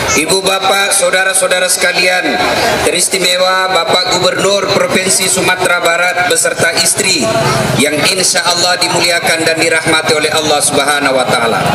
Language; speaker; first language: Indonesian; non-native, local second language; Buginese